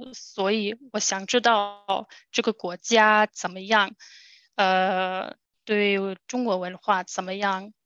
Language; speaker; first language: Chinese; non-native, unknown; German